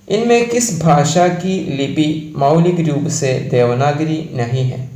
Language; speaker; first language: Hindi; non-native, local second language; Malayalam